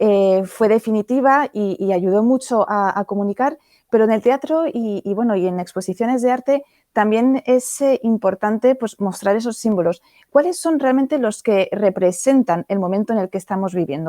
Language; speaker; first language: Spanish; native; Spanish